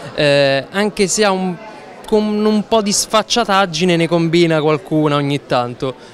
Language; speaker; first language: Italian; native; Italian